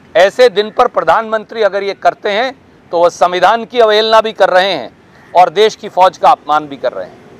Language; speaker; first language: Hindi; native; Hindi